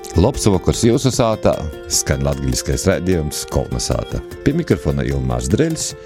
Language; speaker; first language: Latvian; native; Latvian